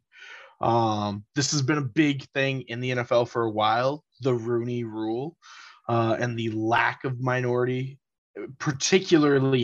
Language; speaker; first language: English; native; English